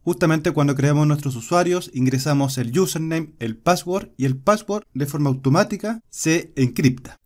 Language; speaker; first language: Spanish; native; Spanish